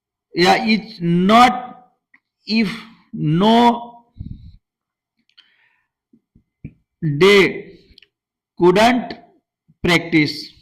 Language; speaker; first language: English; non-native, local second language; Hindi